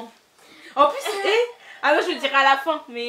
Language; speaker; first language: French; native; French